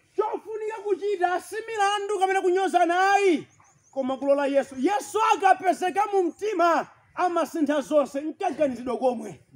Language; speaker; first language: Nyanja; non-native, local second language; Tumbuka